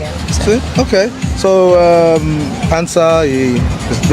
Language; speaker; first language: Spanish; non-native, learner; English